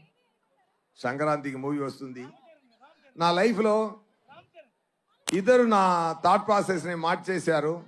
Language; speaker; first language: Telugu; non-native, fluent; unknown